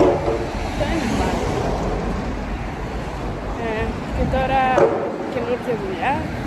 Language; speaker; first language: Greek; early bilingual, heritage; Greek